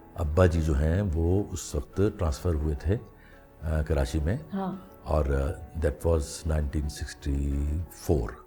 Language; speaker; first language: Urdu; non-native, local second language; Punjabi